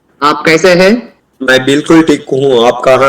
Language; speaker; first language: Hindi; non-native, learner; Telugu